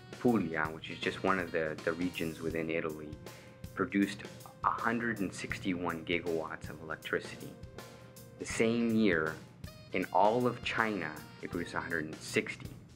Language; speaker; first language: English; native; English